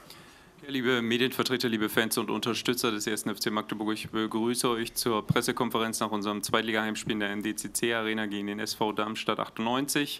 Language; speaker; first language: German; native; German